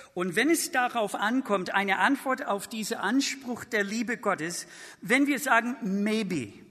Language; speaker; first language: German; non-native, fluent; English